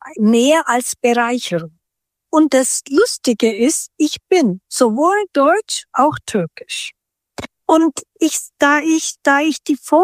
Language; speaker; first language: German; non-native, local second language; Turkish